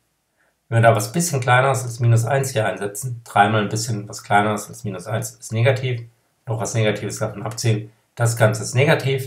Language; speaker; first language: German; native; German